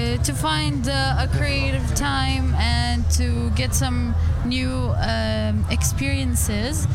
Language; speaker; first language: English; non-native, fluent; Arabic